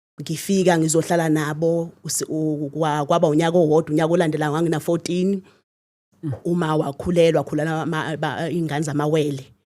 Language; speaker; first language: Zulu; native; Zulu